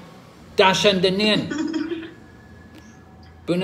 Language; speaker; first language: Chinese; non-native, learner; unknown